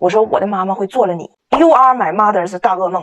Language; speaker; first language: Chinese; native; Chinese